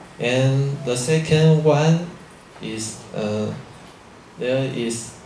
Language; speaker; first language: English; non-native, learner; Chinese